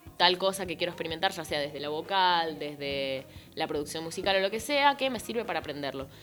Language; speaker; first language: Spanish; native; Spanish